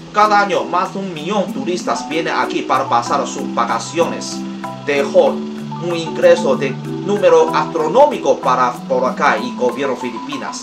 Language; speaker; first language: Spanish; non-native, learner; Chinese